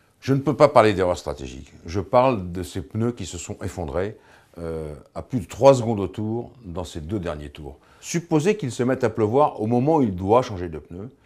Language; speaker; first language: French; native; French